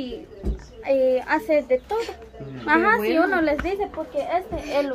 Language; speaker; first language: Spanish; non-native, local second language; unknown